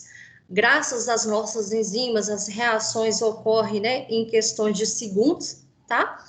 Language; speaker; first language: Portuguese; native; Portuguese